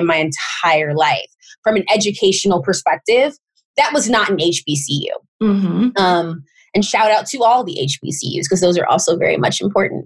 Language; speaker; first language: English; native; English